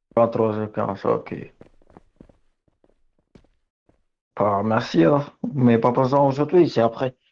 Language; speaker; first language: French; non-native, learner; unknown